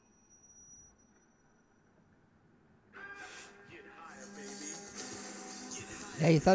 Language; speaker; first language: English; early bilingual, other home language; Spanish